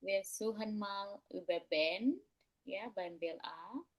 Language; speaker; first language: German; non-native, fluent; Indonesian